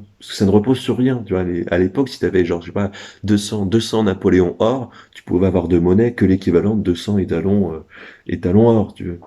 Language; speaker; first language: French; native; French